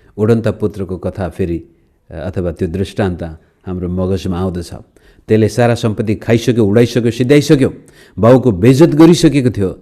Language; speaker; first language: Nepali; native; Nepali